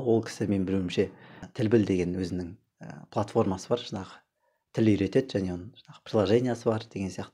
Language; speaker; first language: Kazakh; native; Kazakh